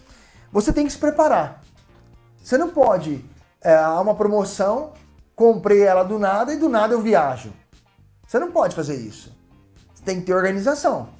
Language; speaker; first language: Portuguese; native; Portuguese